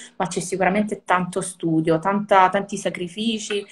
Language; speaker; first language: Italian; native; Italian